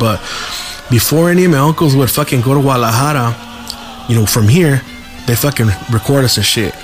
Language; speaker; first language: English; early bilingual, other home language; Spanish